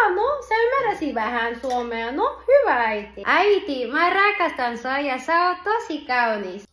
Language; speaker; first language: Finnish; non-native, fluent; Spanish